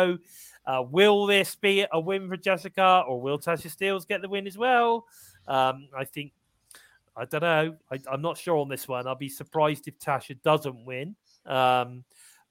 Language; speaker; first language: English; native; English